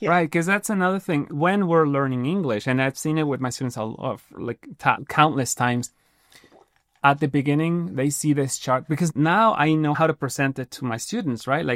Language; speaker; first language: English; non-native, fluent; Spanish